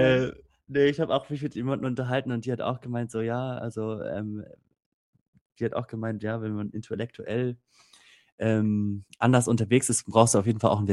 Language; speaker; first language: German; native; German